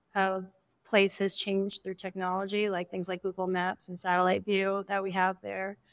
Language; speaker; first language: English; native; English